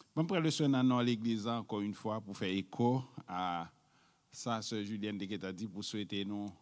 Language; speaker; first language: French; non-native, local second language; Haitian Creole